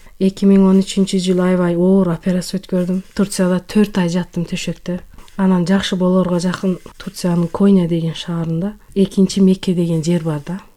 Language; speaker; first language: Kyrgyz; non-native, local second language; Turkish